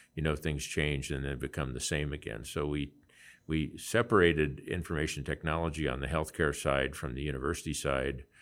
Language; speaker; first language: English; native; English